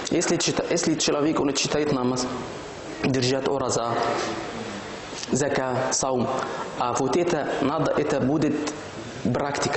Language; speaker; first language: Russian; non-native, learner; Arabic